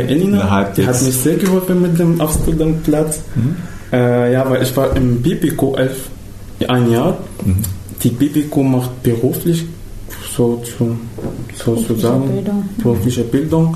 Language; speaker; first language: German; non-native, fluent; Arabic